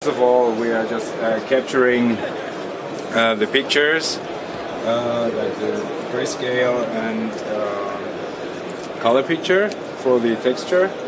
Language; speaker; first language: English; non-native, fluent; German